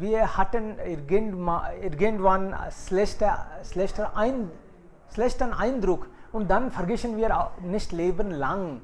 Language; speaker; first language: German; non-native, fluent; Hindi